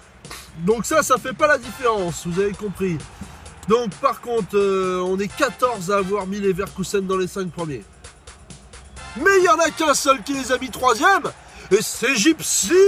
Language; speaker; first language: French; native; French